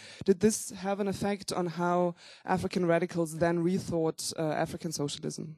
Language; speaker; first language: English; non-native, fluent; German